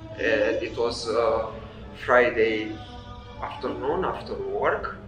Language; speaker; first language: English; non-native, fluent; Romanian